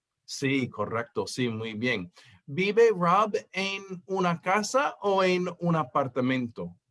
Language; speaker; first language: Spanish; non-native, fluent; English